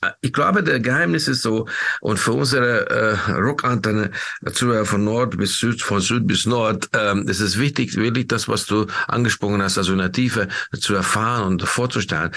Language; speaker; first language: German; non-native, fluent; Hungarian